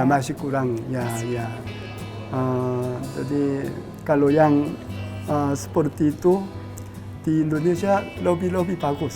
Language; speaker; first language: Indonesian; non-native, learner; Korean